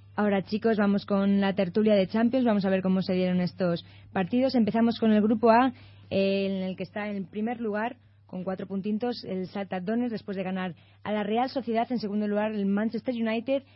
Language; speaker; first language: Spanish; native; Spanish